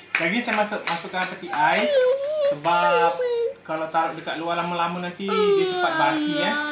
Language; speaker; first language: Malay; non-native, fluent; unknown